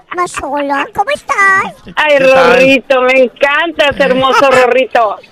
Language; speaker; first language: Spanish; native; Spanish